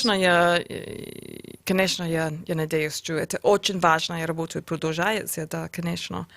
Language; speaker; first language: Russian; non-native, learner; English